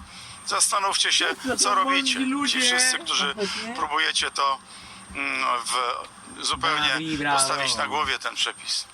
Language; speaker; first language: Polish; native; Polish